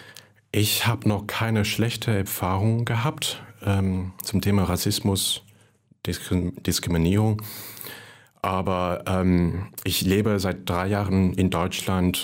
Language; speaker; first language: German; non-native, fluent; Cantonese